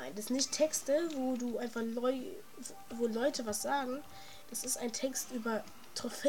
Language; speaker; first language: German; native; German